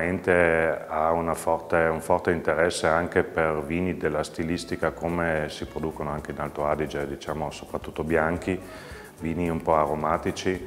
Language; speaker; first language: Italian; non-native, local second language; German